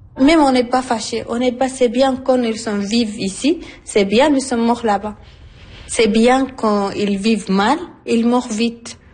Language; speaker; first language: French; non-native, learner; Arabic